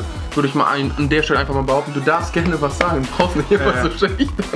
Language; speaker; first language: German; native; German